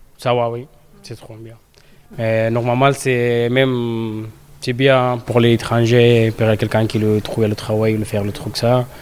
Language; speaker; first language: French; non-native, learner; Persian